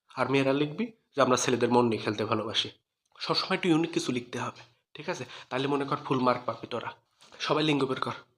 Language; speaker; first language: Bangla; native; Bangla